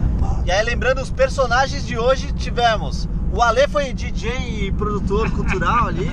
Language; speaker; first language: Portuguese; native; Portuguese